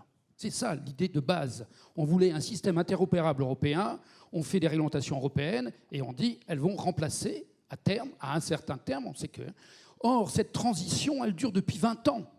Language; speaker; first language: French; native; French